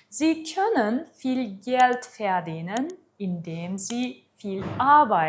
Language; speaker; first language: German; non-native, fluent; Uzbek